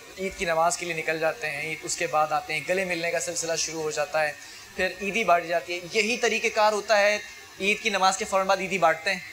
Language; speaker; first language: Urdu; native; Urdu